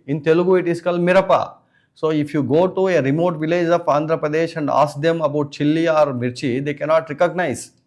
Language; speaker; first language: English; non-native, local second language; Telugu